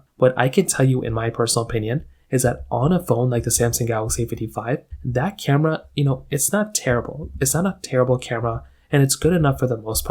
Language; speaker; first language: English; native; English